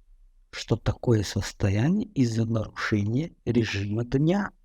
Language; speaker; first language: Russian; non-native, fluent; Tajik